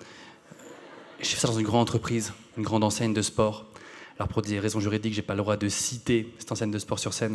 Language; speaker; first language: French; native; French